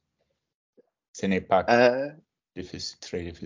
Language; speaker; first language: French; non-native, learner; English